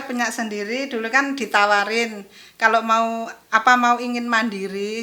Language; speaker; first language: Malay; non-native, local second language; Javanese